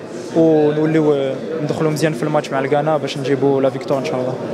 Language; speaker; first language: Arabic; native; Arabic